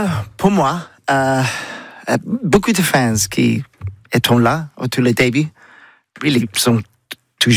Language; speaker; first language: French; non-native, learner; English